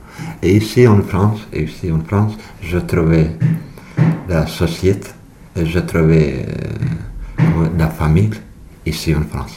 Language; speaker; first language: French; non-native, learner; Albanian